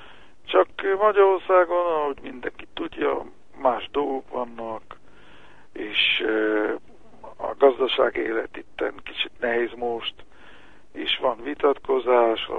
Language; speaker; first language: Hungarian; early bilingual, heritage; Hebrew